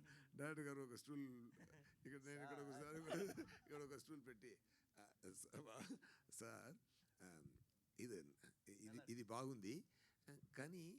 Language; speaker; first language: Telugu; non-native, learner; Tamil